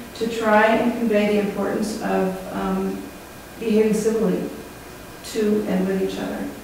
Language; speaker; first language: English; native; English